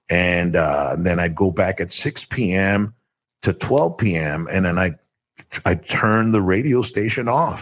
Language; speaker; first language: English; early bilingual, other home language; Spanish